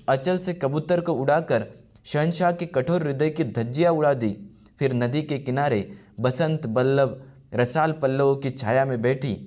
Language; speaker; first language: Hindi; non-native, local second language; Marathi